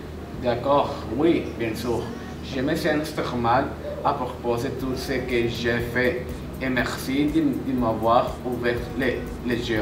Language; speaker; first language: French; non-native, learner; Spanish